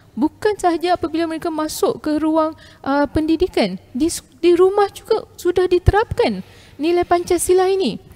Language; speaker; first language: Malay; non-native, local second language; Tamil